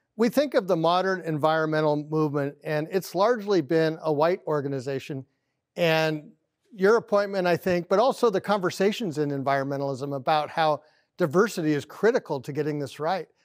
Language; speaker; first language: English; native; English